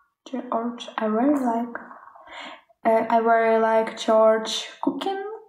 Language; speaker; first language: English; non-native, learner; Ukrainian